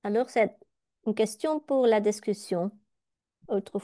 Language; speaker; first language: French; non-native, learner; Dutch